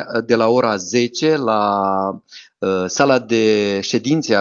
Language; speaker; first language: Romanian; native; Romanian